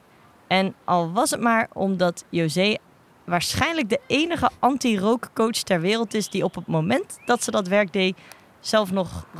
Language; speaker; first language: Dutch; native; Dutch